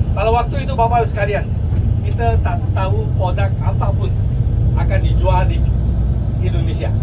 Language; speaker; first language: Malay; non-native, local second language; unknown